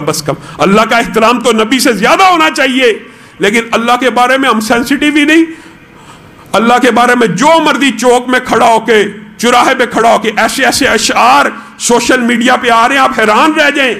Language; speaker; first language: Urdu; non-native, local second language; Punjabi